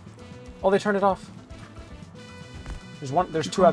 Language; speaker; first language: English; native; English